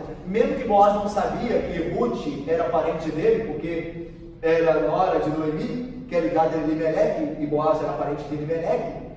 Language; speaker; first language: Portuguese; native; Portuguese